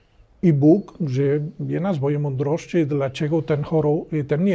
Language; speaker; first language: Polish; non-native, learner; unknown